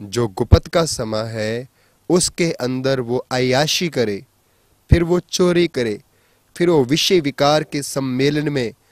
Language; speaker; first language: Hindi; non-native, local second language; Punjabi